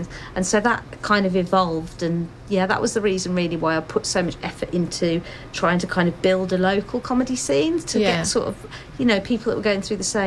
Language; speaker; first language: English; native; English